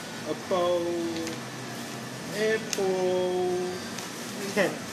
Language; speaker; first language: English; non-native, learner; Chinese